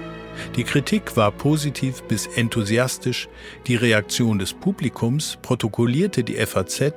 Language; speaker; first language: German; native; German